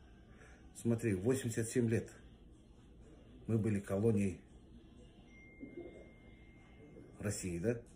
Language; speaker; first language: Russian; non-native, local second language; Kazakh